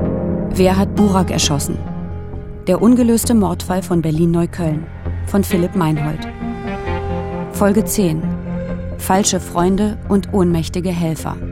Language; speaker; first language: German; native; German